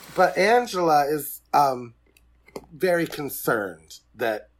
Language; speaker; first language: English; native; English